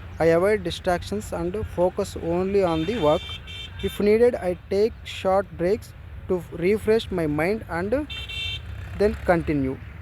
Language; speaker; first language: English; non-native, local second language; Telugu